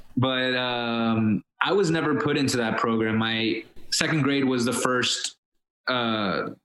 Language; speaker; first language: English; early bilingual, other home language; Spanish